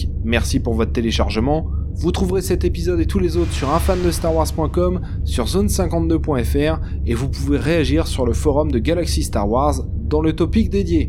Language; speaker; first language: French; native; French